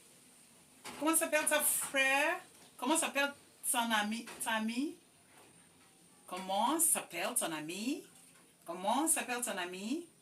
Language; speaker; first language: French; non-native, learner; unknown